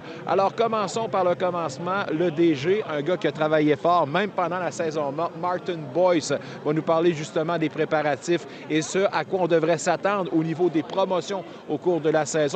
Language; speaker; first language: French; native; French